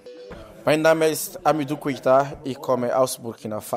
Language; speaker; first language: German; non-native, learner; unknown